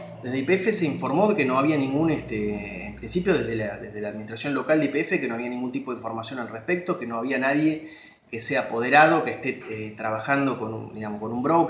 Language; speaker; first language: Spanish; native; Spanish